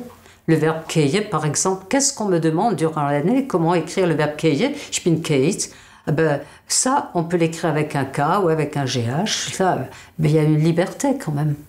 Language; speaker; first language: French; native; French